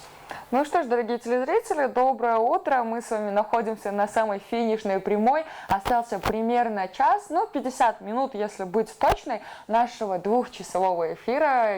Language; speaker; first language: Russian; native; Russian